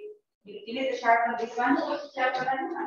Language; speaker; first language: English; non-native, fluent; Indonesian